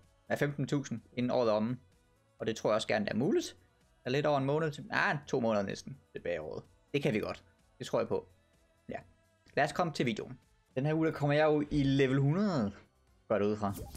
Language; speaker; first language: Danish; native; Danish